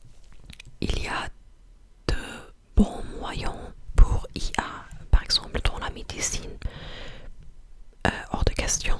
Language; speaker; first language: French; non-native, fluent; English